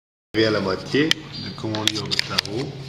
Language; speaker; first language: French; non-native, fluent; English